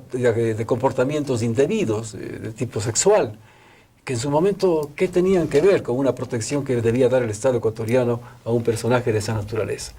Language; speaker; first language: Spanish; native; Spanish